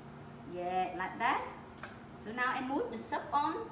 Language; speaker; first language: English; non-native, learner; Vietnamese